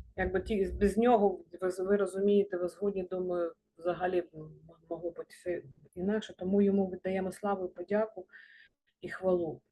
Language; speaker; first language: Ukrainian; non-native, local second language; Russian